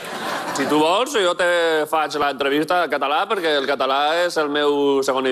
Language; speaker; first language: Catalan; non-native, learner; Spanish